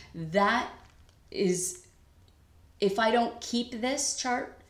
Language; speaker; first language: English; native; English